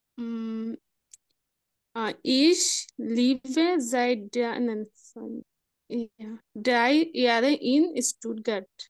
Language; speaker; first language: German; non-native, learner; Spanish